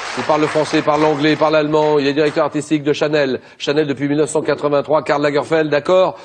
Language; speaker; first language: French; native; French